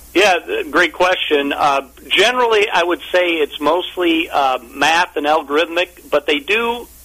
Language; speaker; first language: English; native; English